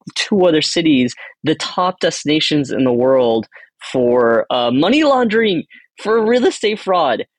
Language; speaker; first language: English; early bilingual, other home language; Spanish